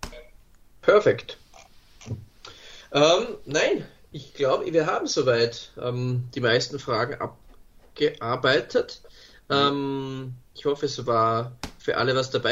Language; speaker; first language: German; native; German